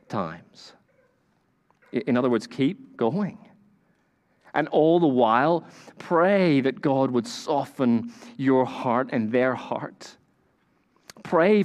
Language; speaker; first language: English; native; English